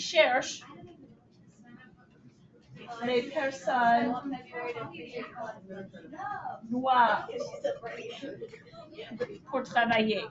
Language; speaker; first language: French; non-native, fluent; English